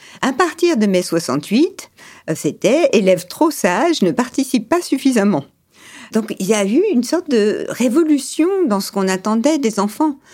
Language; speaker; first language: French; early bilingual, other home language; English